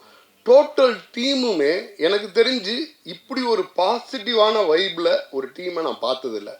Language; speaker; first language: Tamil; native; Tamil